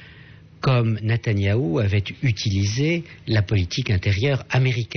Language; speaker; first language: French; native; French